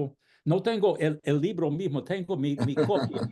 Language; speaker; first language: Spanish; non-native, fluent; English